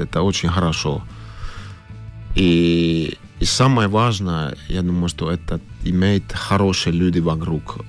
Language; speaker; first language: Russian; non-native, fluent; Finnish